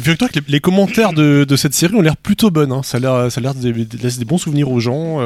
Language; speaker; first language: French; native; French